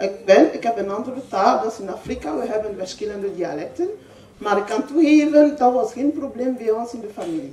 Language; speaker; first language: Dutch; non-native, fluent; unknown